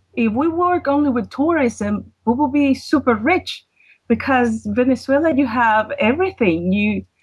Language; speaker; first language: English; non-native, fluent; Spanish